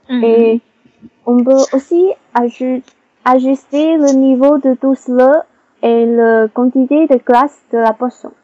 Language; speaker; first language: French; non-native, learner; Chinese